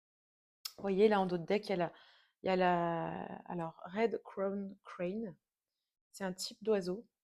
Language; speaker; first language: French; native; French